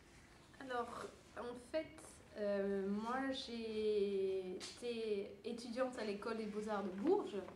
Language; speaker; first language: French; early bilingual, other home language; Dutch